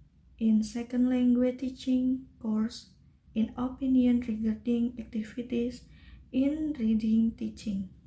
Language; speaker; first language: English; non-native, learner; Indonesian